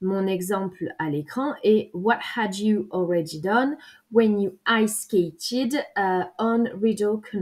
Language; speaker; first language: English; non-native, fluent; French